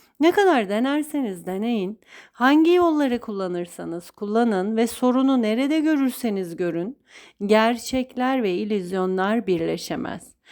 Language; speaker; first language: Turkish; native; Turkish